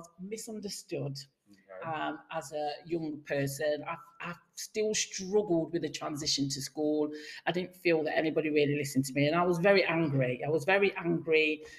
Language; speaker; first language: English; native; English